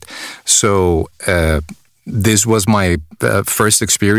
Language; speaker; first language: English; non-native, fluent; Spanish